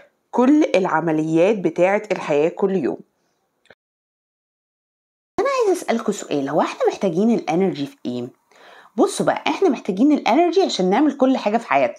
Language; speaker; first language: Arabic; native; Arabic